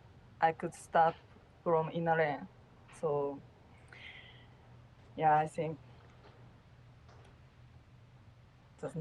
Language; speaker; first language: English; non-native, learner; Japanese